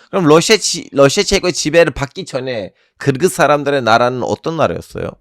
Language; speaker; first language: Korean; non-native, fluent; Turkish